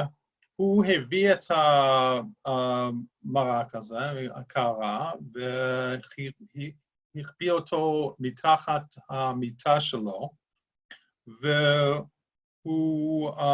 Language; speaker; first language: Hebrew; non-native, fluent; English